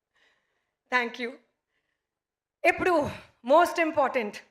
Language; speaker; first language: Telugu; non-native, local second language; Hindi